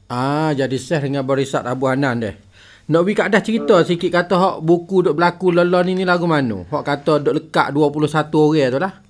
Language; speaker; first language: Malay; native; Malay